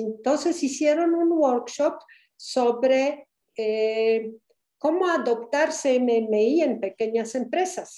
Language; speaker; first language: Spanish; non-native, fluent; Polish